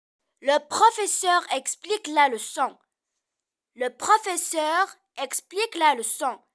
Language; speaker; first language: French; non-native, fluent; Arabic